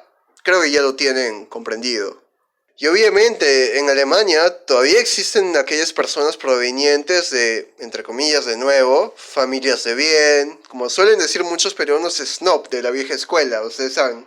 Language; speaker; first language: Spanish; native; Spanish